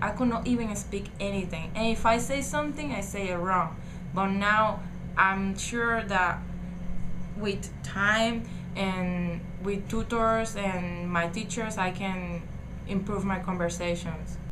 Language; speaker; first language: English; non-native, learner; Spanish